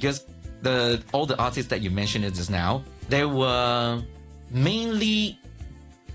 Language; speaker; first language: English; non-native, local second language; Chinese